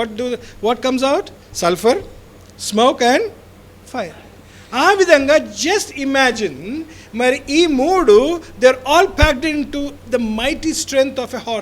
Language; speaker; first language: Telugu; native; Telugu